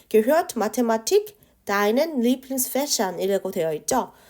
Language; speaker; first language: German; non-native, fluent; Korean